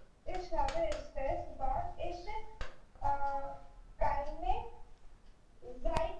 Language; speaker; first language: German; non-native, learner; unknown